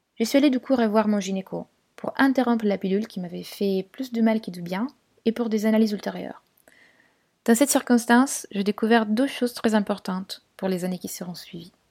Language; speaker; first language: French; non-native, fluent; Italian